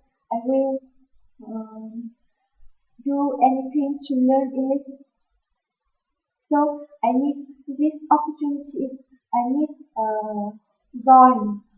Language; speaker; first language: English; non-native, learner; Vietnamese